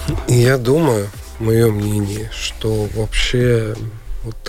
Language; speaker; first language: Russian; non-native, local second language; Latvian